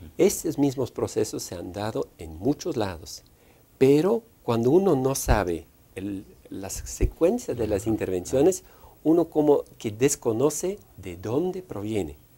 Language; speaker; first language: Spanish; non-native, fluent; Dutch